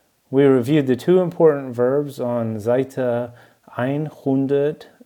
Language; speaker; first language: English; native; English